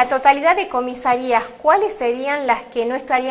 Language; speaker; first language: Spanish; native; Spanish